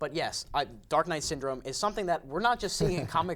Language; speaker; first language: English; native; English